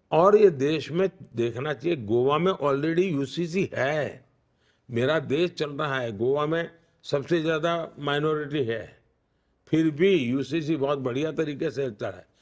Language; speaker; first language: Hindi; non-native, local second language; Gujarati